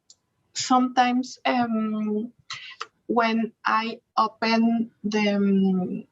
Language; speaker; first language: English; non-native, learner; Spanish